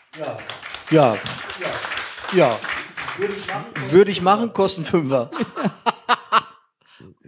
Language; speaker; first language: German; native; German